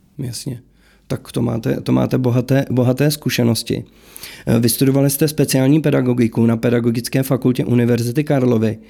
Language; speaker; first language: Czech; native; Czech